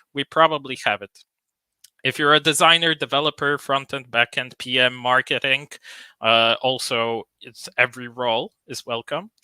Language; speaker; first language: English; non-native, fluent; Polish